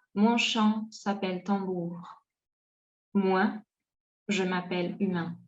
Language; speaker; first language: French; non-native, fluent; Spanish